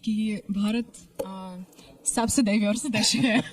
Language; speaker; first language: Hindi; non-native, learner; Russian